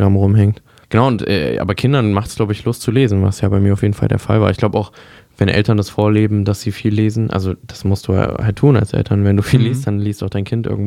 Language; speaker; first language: German; native; German